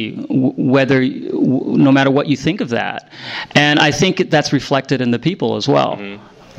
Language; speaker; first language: English; native; English